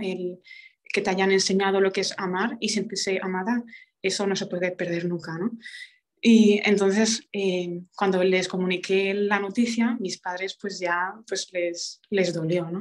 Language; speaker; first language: Spanish; early bilingual, other home language; Romanian